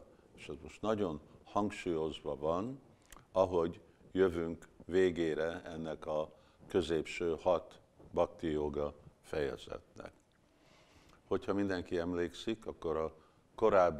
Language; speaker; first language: Hungarian; early bilingual, heritage; Hungarian